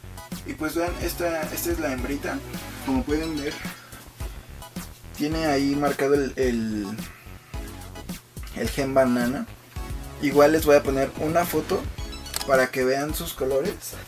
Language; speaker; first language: Spanish; native; Spanish